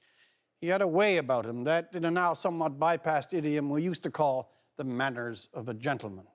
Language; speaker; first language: English; native; English